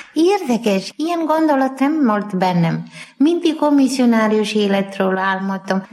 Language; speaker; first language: Hungarian; non-native, fluent; Malayalam